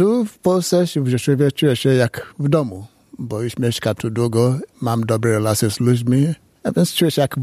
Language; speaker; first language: Polish; non-native, fluent; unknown